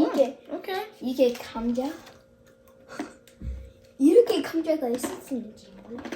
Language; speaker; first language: Korean; early bilingual, heritage; Korean